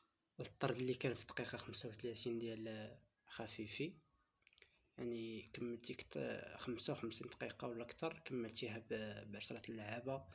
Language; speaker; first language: Arabic; native; Arabic